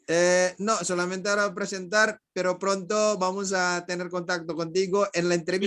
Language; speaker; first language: Spanish; non-native, fluent; Indonesian